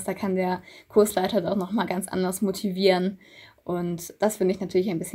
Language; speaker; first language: German; native; German